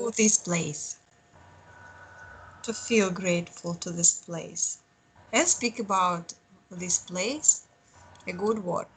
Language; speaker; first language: English; non-native, learner; Russian